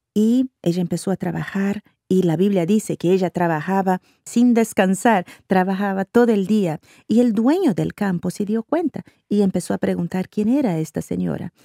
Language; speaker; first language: Spanish; non-native, fluent; Portuguese